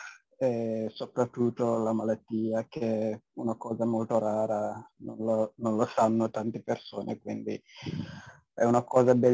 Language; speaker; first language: Italian; non-native, fluent; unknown